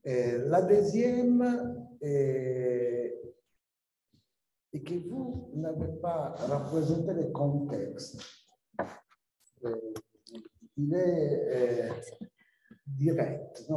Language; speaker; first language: French; non-native, learner; Italian